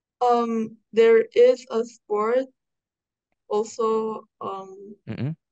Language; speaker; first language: English; non-native, learner; Indonesian